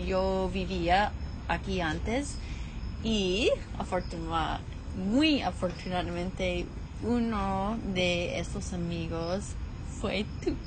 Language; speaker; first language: Spanish; non-native, fluent; English